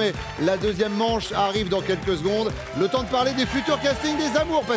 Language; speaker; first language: French; native; French